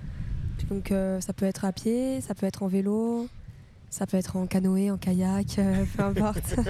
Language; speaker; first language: French; native; French